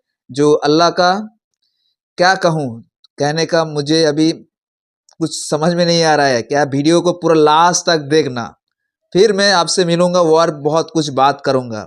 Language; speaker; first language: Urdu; non-native, local second language; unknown